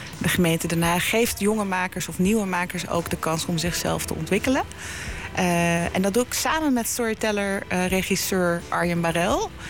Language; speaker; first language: Dutch; early bilingual, other home language; Turkish